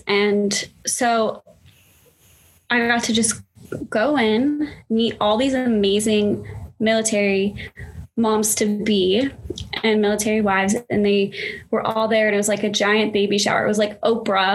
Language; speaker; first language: English; native; English